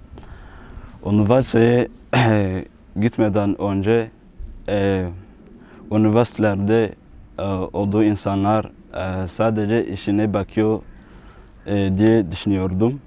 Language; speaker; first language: Turkish; non-native, learner; Kinyarwanda